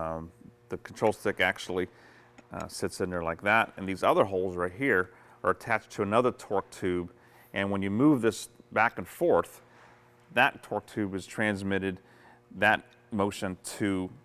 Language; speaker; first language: English; native; English